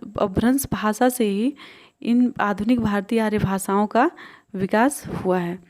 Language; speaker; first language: Hindi; native; Hindi